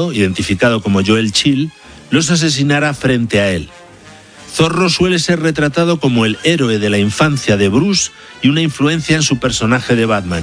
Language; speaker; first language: Spanish; native; Spanish